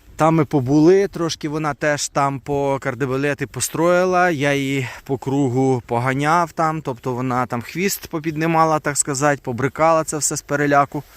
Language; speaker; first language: Ukrainian; non-native, local second language; Russian